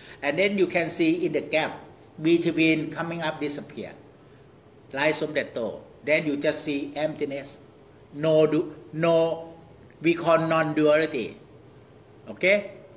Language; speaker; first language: English; non-native, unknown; Thai